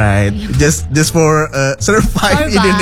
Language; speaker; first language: English; non-native, fluent; Indonesian